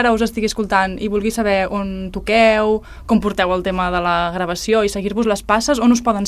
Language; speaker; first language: Catalan; native; Catalan